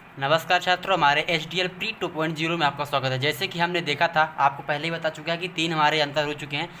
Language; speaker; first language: Hindi; native; Hindi